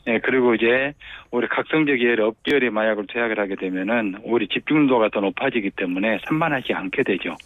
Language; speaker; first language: Korean; native; Korean